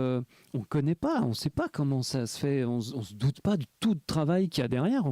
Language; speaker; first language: French; native; French